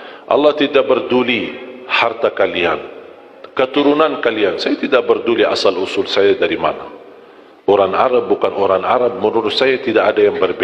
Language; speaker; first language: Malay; non-native, fluent; Arabic